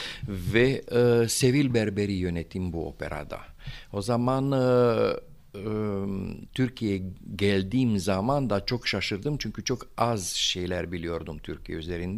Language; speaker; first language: Turkish; non-native, fluent; Romanian